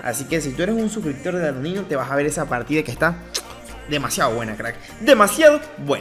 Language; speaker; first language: Spanish; native; Spanish